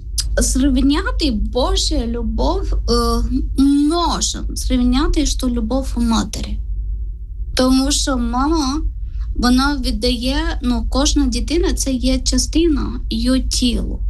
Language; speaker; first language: Ukrainian; non-native, learner; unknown